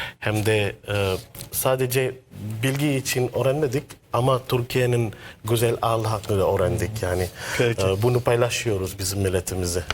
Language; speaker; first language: Turkish; non-native, learner; Maguindanaon